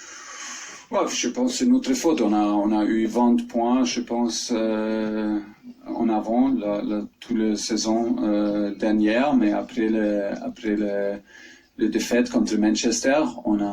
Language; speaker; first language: French; non-native, fluent; German